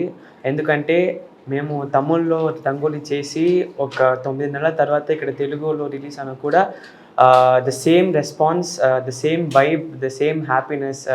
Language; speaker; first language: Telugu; non-native, learner; Tamil